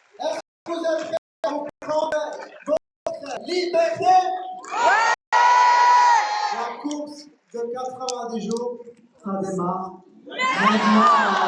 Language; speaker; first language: French; non-native, learner; Italian